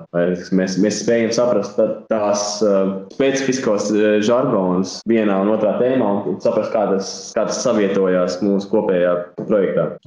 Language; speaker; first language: Latvian; native; Latvian